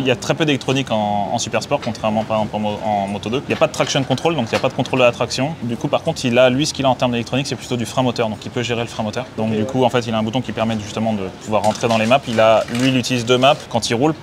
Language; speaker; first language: French; native; French